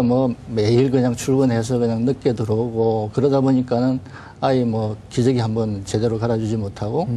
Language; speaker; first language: Korean; native; Korean